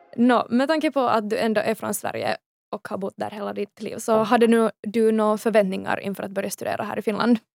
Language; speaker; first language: Swedish; native; Swedish